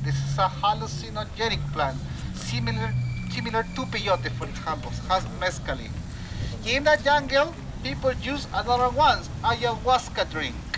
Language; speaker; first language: English; non-native, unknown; Spanish